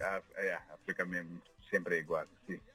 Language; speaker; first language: Portuguese; non-native, learner; Mandingo